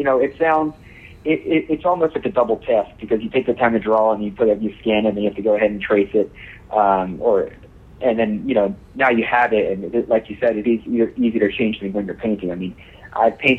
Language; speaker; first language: English; native; English